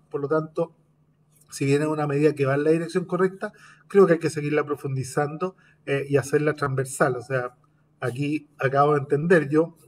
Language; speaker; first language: Spanish; native; Spanish